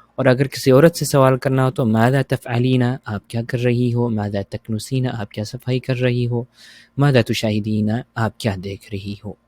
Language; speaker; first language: Urdu; native; Urdu